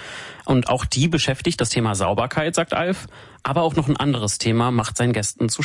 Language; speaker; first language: German; native; German